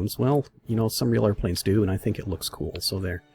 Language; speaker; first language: English; native; English